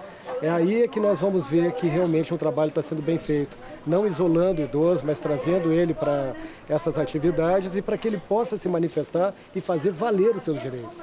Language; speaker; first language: Portuguese; native; Portuguese